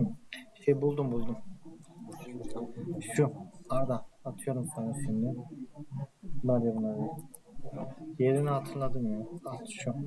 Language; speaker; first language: Turkish; native; Turkish